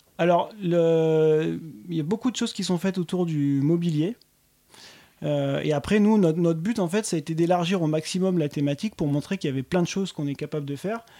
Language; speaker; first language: French; native; French